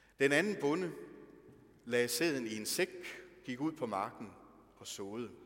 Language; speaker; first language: Danish; native; Danish